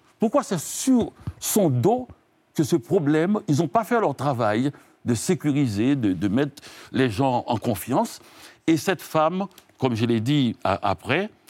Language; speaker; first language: French; non-native, local second language; Haitian Creole